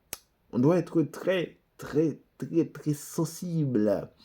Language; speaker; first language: French; non-native, local second language; Haitian Creole